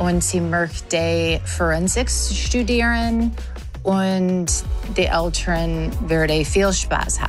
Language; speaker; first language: German; non-native, learner; English